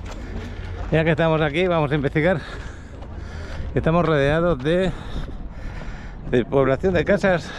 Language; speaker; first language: Spanish; native; Spanish